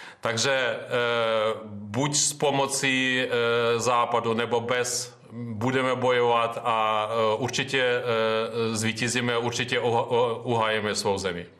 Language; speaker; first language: Czech; non-native, fluent; Ukrainian